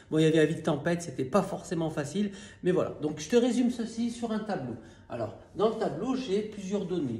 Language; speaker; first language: French; native; French